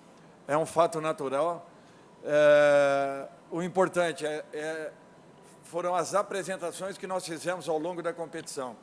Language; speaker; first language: Portuguese; native; Portuguese